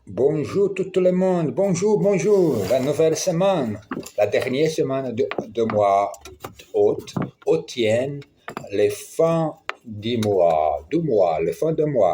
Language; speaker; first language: French; non-native, learner; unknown